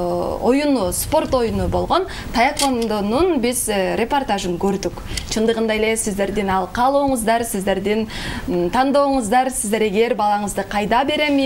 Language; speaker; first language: Kyrgyz; native; Kyrgyz